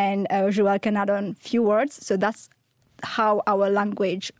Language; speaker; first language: English; non-native, fluent; Morisyen